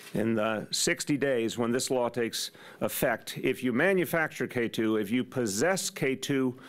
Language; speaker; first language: English; native; English